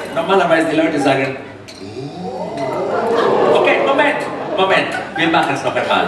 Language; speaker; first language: German; non-native, fluent; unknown